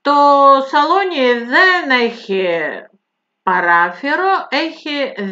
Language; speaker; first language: Greek; non-native, fluent; Russian